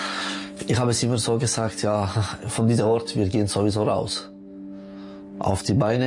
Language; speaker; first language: German; non-native, local second language; French